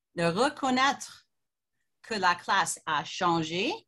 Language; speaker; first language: French; non-native, fluent; English